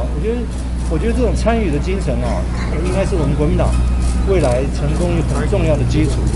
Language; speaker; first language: Chinese; native; Chinese